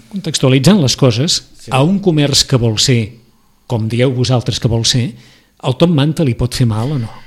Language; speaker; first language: Catalan; native; Catalan